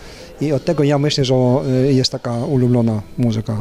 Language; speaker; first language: Polish; non-native, learner; Ukrainian